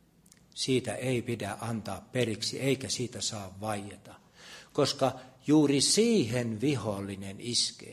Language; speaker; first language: Finnish; native; Finnish